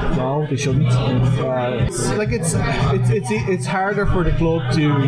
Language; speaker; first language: English; native; English